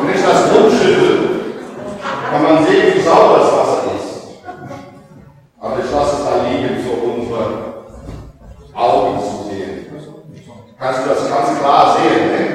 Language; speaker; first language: German; non-native, learner; English